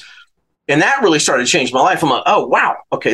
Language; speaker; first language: English; native; English